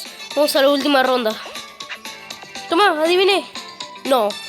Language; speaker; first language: Spanish; native; Spanish